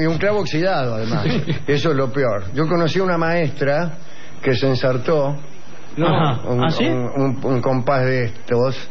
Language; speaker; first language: Spanish; native; Spanish